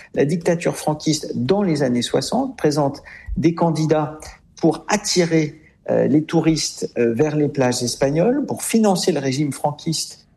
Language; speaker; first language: French; native; French